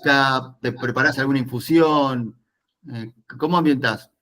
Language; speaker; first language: Spanish; native; Spanish